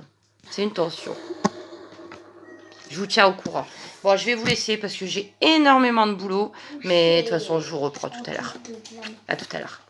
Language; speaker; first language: French; native; French